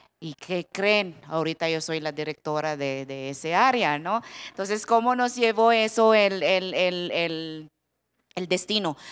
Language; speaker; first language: Spanish; non-native, fluent; Filipino